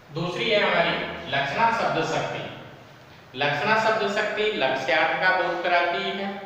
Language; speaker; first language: Hindi; native; Hindi